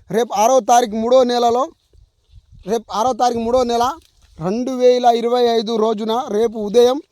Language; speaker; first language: Telugu; non-native, local second language; Lambadi